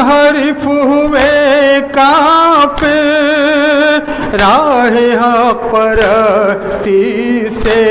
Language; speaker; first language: Urdu; native; Urdu